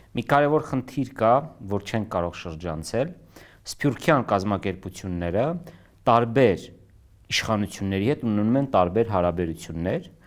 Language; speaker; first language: Armenian; native; Armenian